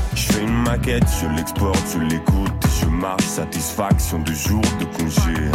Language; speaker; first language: French; native; French